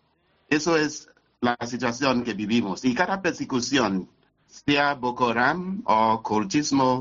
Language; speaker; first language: Spanish; non-native, fluent; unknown